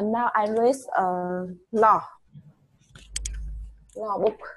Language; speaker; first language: English; non-native, learner; Vietnamese